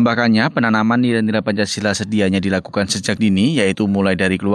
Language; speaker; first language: Indonesian; native; Indonesian